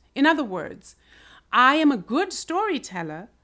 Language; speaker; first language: English; non-native, local second language; Shona